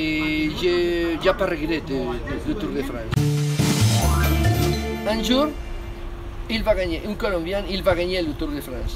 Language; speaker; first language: French; non-native, fluent; Spanish